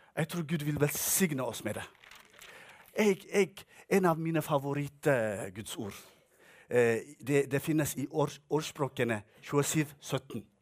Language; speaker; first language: Norwegian; non-native, fluent; Tigrinya